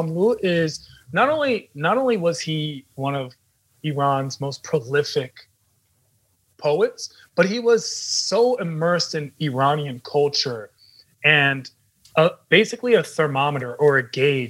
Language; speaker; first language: English; native; English